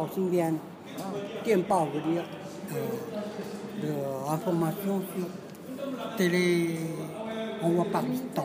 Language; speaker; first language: French; non-native, learner; Chinese